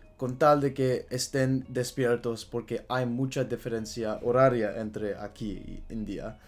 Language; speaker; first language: Spanish; non-native, learner; English